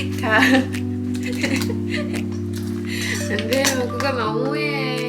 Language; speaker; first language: Korean; non-native, learner; Thai